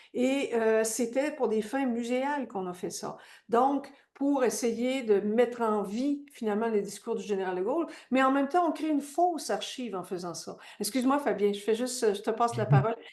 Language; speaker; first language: French; native; French